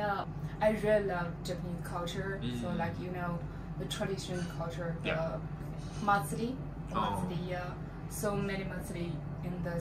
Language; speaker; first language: English; non-native, learner; Chinese